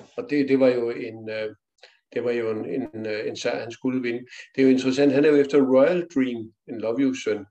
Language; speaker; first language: Danish; native; Danish